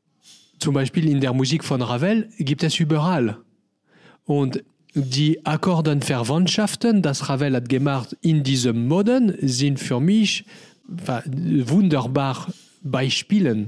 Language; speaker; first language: German; non-native, learner; French